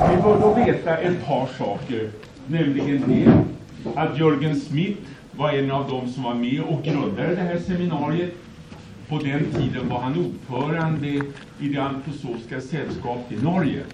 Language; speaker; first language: Swedish; native; Swedish